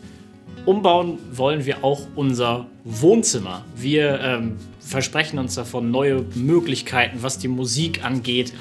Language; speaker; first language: German; native; German